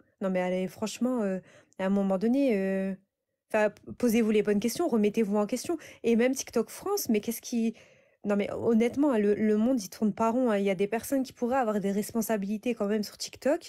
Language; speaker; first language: French; native; French